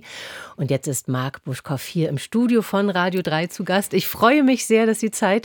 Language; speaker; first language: German; native; German